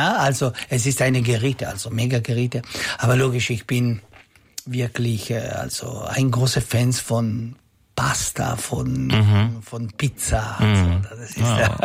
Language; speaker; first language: German; non-native, learner; Italian